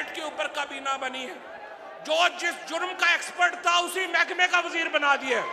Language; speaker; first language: Urdu; native; Urdu